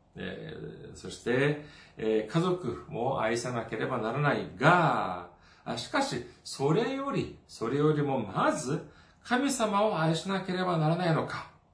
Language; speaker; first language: Japanese; non-native, fluent; Korean